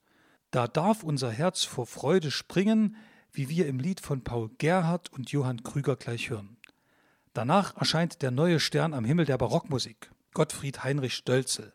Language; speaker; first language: German; native; German